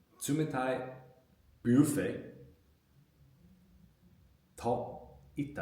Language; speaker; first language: Japanese; non-native, learner; English